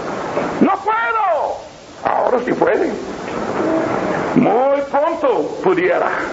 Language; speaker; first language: Spanish; non-native, learner; English